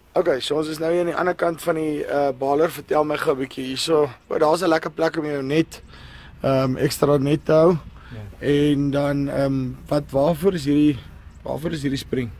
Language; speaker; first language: Afrikaans; native; Afrikaans